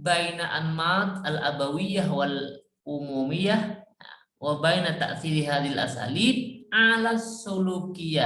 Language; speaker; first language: Arabic; non-native, learner; Indonesian